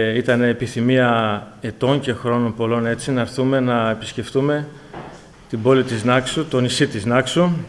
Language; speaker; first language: Greek; native; Greek